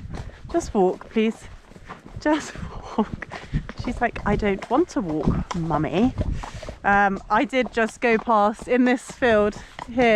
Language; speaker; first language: English; native; English